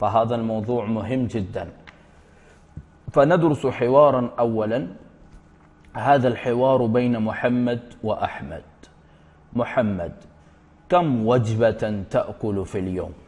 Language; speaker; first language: Arabic; non-native, fluent; Urdu